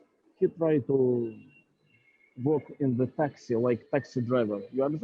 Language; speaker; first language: English; non-native, learner; Russian